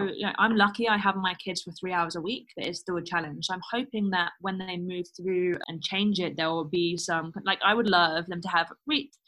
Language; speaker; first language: English; native; English